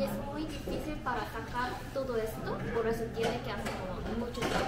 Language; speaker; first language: Spanish; non-native, learner; Korean